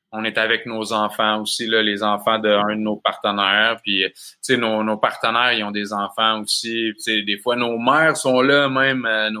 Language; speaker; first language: French; native; French